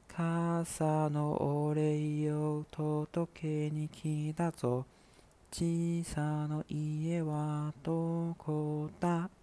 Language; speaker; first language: Japanese; non-native, learner; Chinese